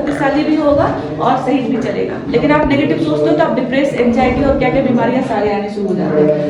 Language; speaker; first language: Hindi; native; Hindi